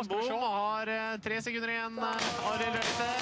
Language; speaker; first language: Norwegian; native; Norwegian